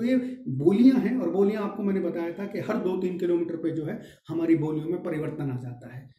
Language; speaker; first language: Hindi; native; Hindi